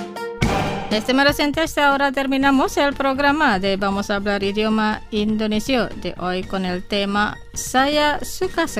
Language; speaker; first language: Spanish; non-native, fluent; Indonesian